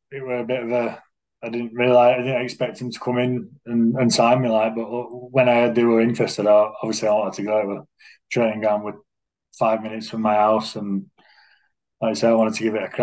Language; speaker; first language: English; native; English